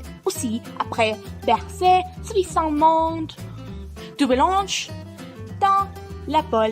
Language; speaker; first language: French; non-native, learner; Spanish